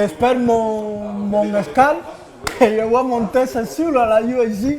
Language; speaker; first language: French; non-native, learner; Spanish